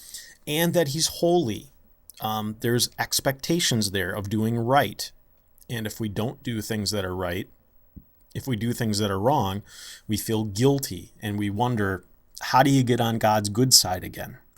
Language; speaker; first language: English; native; English